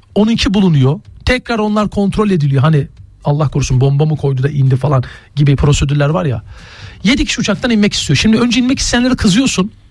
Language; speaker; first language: Turkish; native; Turkish